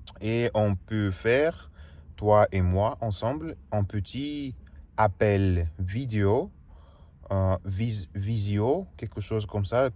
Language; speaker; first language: French; non-native, learner; Russian